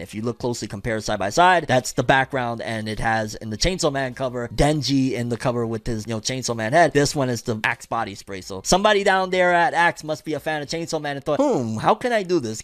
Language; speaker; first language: English; early bilingual, other home language; Spanish